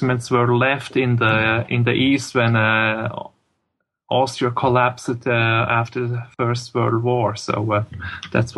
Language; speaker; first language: English; non-native, fluent; German